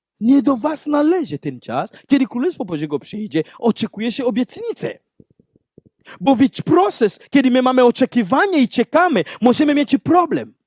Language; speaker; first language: Polish; non-native, learner; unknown